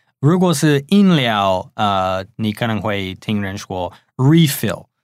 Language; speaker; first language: Chinese; non-native, fluent; English